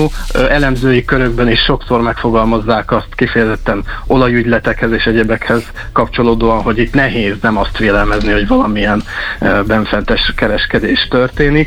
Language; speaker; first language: Hungarian; native; Hungarian